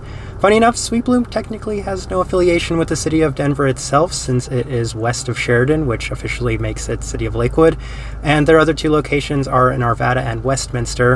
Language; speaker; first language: English; native; English